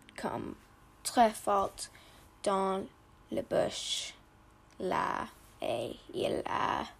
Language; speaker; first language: French; non-native, learner; English